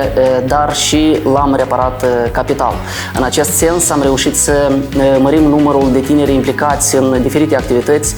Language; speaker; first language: Romanian; native; Romanian